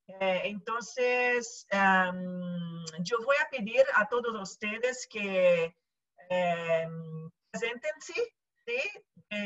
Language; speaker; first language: Spanish; non-native, local second language; Portuguese